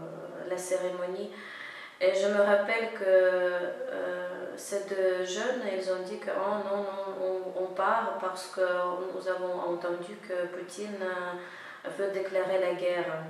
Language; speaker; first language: French; non-native, fluent; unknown